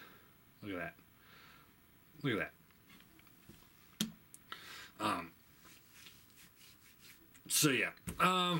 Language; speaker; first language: English; native; English